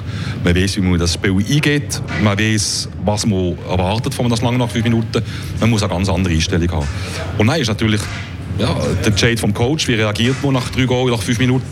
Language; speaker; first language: German; native; German